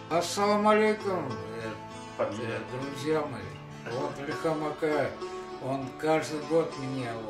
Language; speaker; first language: Russian; non-native, local second language; Uyghur